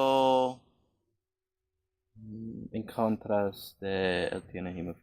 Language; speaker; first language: Spanish; non-native, learner; English